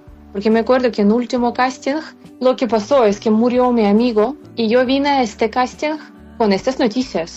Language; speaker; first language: Spanish; non-native, fluent; Ukrainian